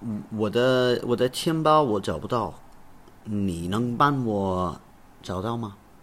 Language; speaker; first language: Chinese; non-native, learner; English